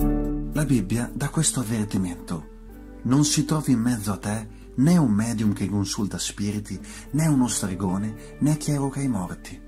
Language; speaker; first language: Italian; native; Italian